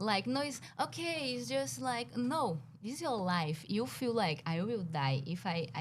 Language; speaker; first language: English; non-native, learner; Portuguese